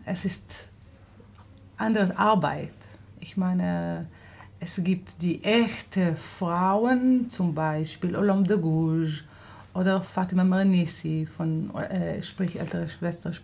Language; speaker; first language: German; non-native, fluent; Hebrew